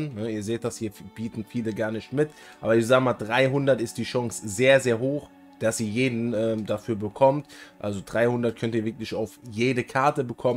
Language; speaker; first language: German; native; German